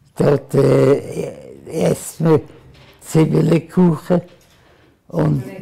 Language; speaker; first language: German; native; German